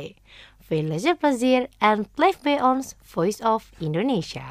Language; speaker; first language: Dutch; non-native, fluent; Indonesian